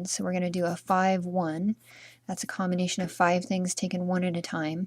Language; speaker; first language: English; native; English